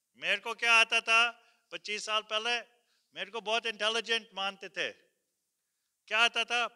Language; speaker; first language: Hindi; early bilingual, heritage; Hindi